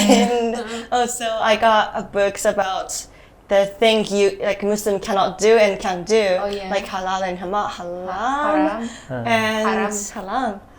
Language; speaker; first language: English; non-native, fluent; Japanese